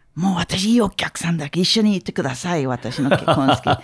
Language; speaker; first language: Japanese; non-native, learner; English